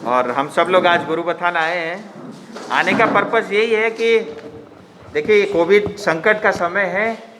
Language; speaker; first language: Hindi; non-native, local second language; Nepali